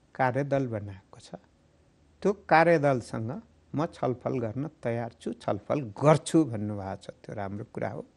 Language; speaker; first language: Nepali; native; Nepali